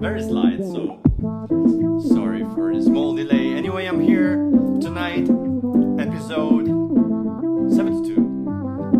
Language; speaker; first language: English; non-native, fluent; Italian